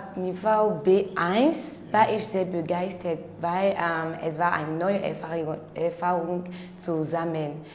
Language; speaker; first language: German; non-native, learner; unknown